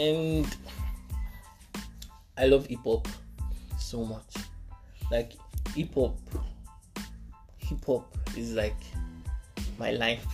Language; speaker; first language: English; non-native, local second language; Yoruba